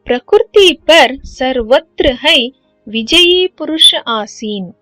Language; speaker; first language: Hindi; non-native, local second language; Kannada